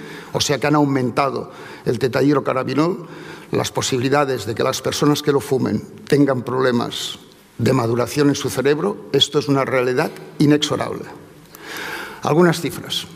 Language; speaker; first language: Spanish; native; Spanish